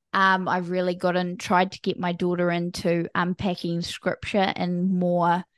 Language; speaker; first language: English; native; English